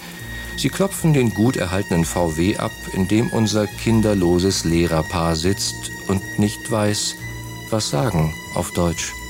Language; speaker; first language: German; native; German